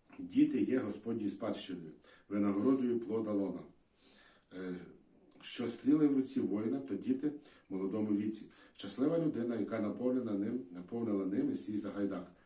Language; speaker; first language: Ukrainian; native; Ukrainian